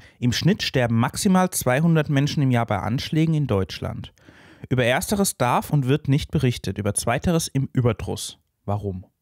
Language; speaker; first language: German; native; German